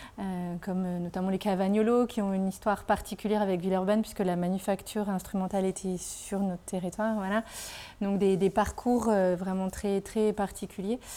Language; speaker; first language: French; native; French